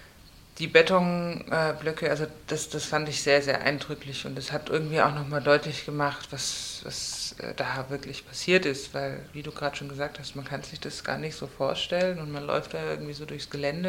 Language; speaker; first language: German; native; German